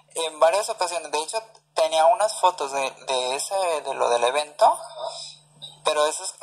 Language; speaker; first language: Spanish; native; Spanish